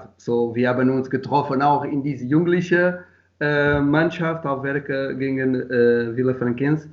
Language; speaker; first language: German; non-native, learner; Portuguese